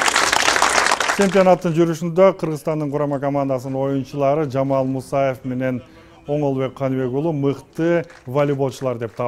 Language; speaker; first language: Kyrgyz; native; Kyrgyz